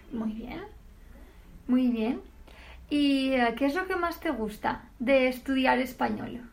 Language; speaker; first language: Spanish; native; Spanish